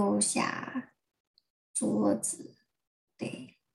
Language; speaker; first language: Chinese; early bilingual, heritage; Chinese